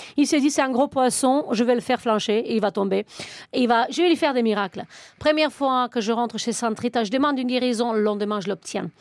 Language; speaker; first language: French; non-native, fluent; Romanian